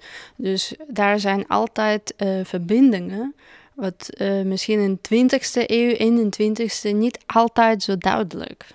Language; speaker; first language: Dutch; non-native, fluent; Russian